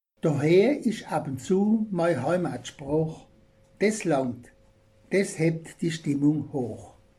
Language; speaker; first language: German; native; German